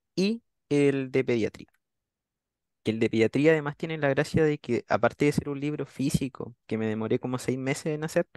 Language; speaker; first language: Spanish; native; Spanish